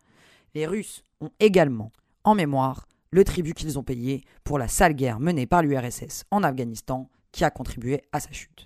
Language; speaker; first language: French; native; French